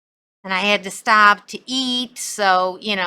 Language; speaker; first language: English; native; English